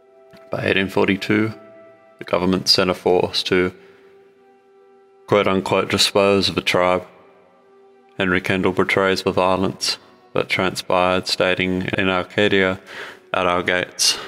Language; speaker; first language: English; native; English